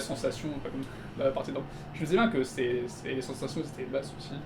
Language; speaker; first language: French; native; French